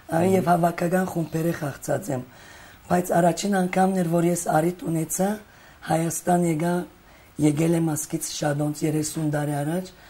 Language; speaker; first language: Armenian; early bilingual, heritage; Armenian